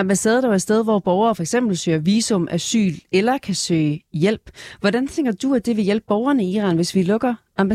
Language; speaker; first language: Danish; native; Danish